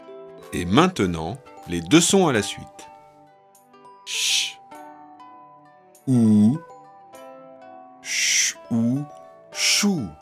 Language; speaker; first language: French; native; French